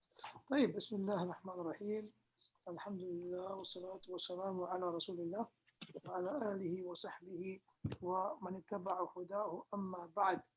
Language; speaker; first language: Arabic; non-native, fluent; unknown